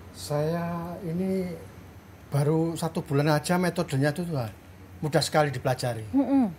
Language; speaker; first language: Indonesian; native; Indonesian